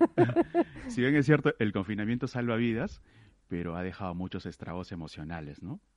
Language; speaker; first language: Spanish; native; Spanish